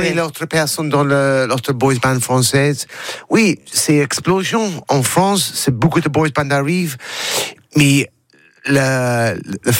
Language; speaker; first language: French; non-native, learner; English